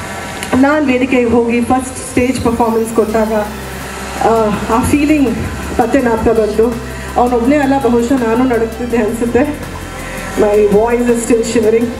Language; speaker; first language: Kannada; native; Kannada